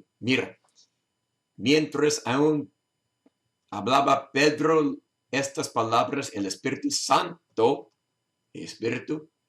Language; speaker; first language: Spanish; non-native, learner; English